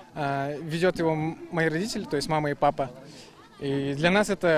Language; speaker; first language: Russian; native; Russian